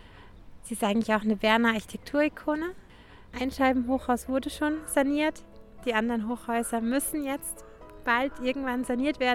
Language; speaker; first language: German; native; German